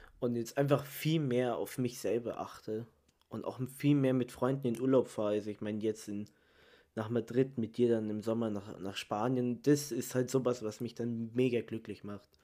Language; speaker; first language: German; early bilingual, other home language; Italian